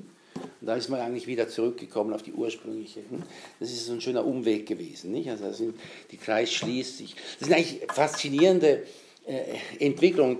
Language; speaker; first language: German; native; German